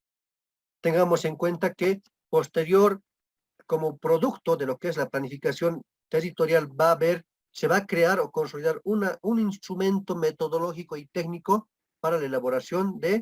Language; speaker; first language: Spanish; native; Spanish